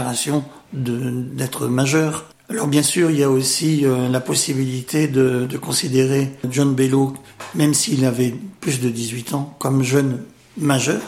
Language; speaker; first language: French; native; French